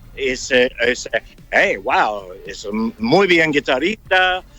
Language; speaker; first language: Spanish; non-native, learner; English